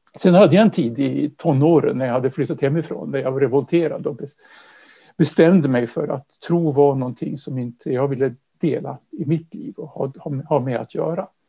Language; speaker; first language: Swedish; native; Swedish